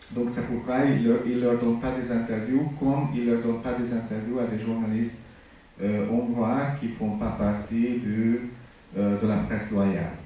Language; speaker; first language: French; non-native, fluent; Hungarian